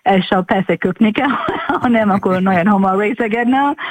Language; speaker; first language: Hungarian; non-native, learner; English